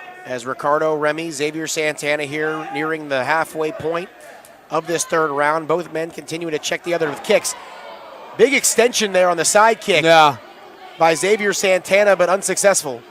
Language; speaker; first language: English; native; English